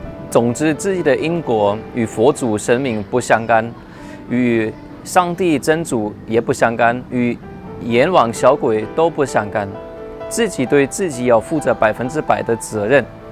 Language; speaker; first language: Chinese; non-native, fluent; German